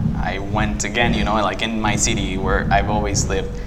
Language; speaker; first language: English; non-native, fluent; Spanish